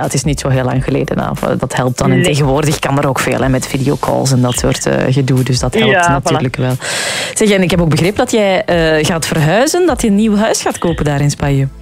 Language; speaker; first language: Dutch; native; Dutch